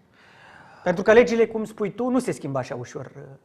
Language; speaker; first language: Romanian; native; Romanian